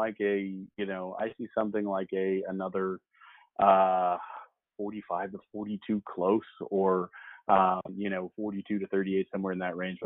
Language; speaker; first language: English; native; English